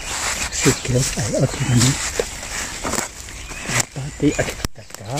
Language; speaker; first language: Spanish; non-native, learner; Chinese